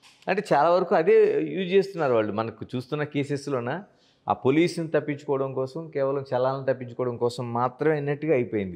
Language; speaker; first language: Telugu; native; Telugu